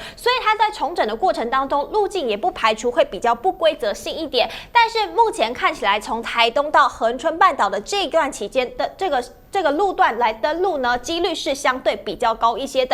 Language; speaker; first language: Chinese; native; Chinese